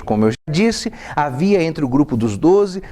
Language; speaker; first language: Portuguese; native; Portuguese